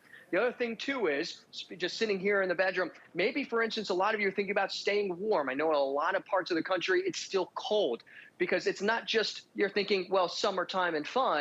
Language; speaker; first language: English; native; English